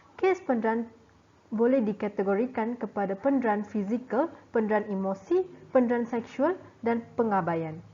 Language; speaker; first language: Malay; non-native, local second language; Tamil